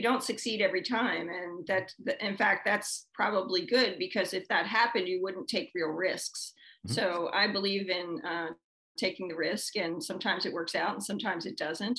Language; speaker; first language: English; native; English